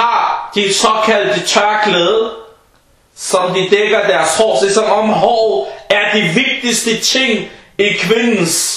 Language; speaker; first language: Danish; early bilingual, other home language; Arabic